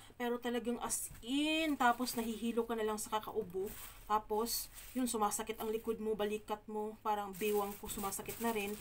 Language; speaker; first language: Filipino; non-native, local second language; Cebuano